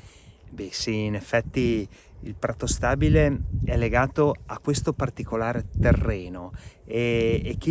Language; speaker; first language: Italian; native; Italian